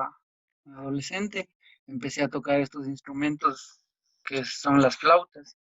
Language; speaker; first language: Spanish; non-native, local second language; Quechua